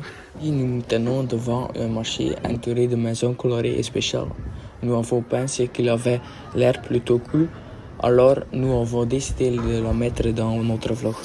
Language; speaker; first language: French; non-native, local second language; Dutch